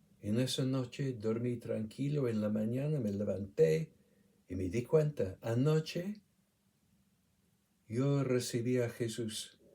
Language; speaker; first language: Spanish; non-native, fluent; English